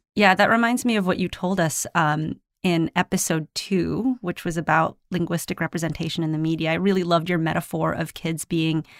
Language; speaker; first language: English; non-native, local second language; Filipino